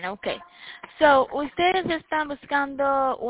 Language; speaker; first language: Spanish; early bilingual, heritage; Spanish